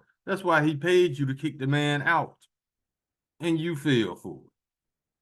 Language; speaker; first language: English; native; English